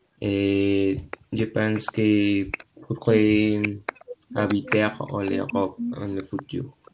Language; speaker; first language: French; non-native, learner; Spanish